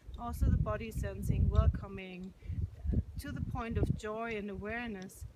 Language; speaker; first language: English; non-native, fluent; German